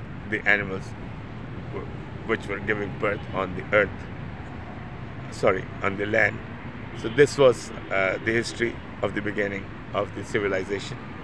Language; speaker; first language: English; non-native, local second language; Urdu